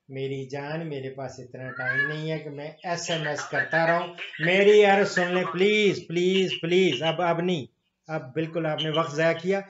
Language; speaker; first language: Urdu; native; Urdu